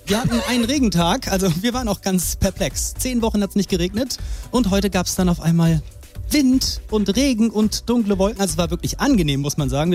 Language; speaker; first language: German; native; German